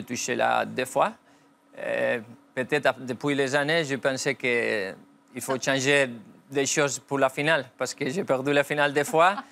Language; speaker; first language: French; non-native, fluent; Spanish